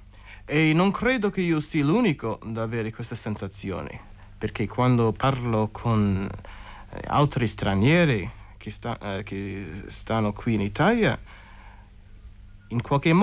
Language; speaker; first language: Italian; non-native, fluent; English